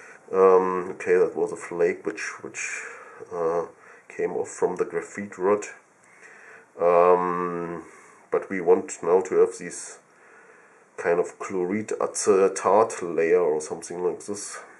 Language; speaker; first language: English; non-native, fluent; German